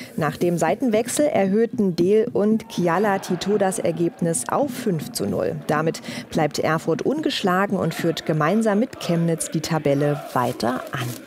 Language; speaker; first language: German; native; German